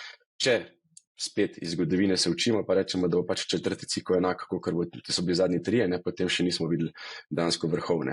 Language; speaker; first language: Slovenian; native; Slovenian